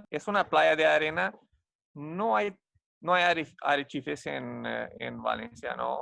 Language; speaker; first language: Spanish; non-native, fluent; Romanian